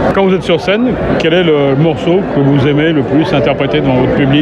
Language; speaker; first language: French; native; French